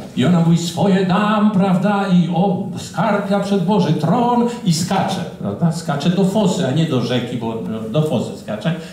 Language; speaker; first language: Polish; native; Polish